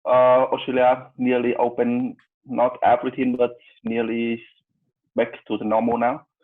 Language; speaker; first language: English; non-native, fluent; Vietnamese